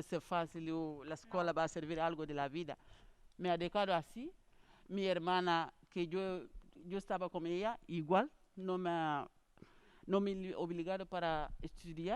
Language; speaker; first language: Spanish; non-native, learner; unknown